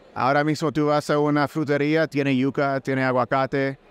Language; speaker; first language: Spanish; native; Spanish